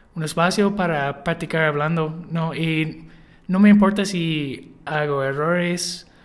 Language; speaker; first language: Spanish; non-native, learner; English